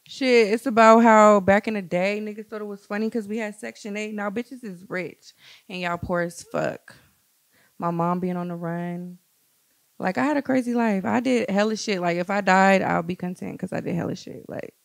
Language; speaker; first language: English; native; English